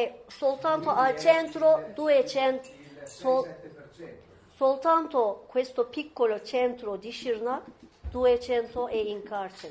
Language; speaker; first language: Italian; non-native, fluent; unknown